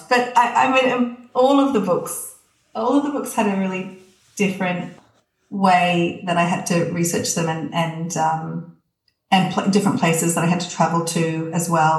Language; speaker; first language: English; native; English